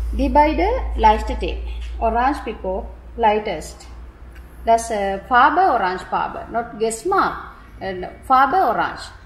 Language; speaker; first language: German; non-native, learner; Sinhala